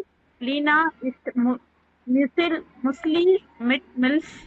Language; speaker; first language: German; non-native, learner; Tamil